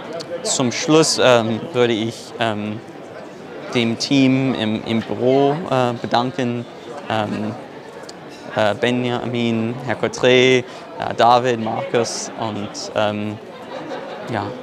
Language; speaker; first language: German; non-native, fluent; English